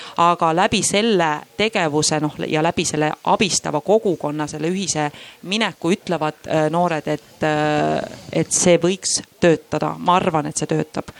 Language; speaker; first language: Estonian; native; Estonian